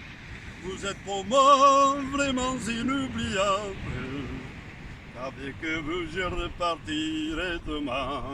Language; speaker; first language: French; non-native, learner; Portuguese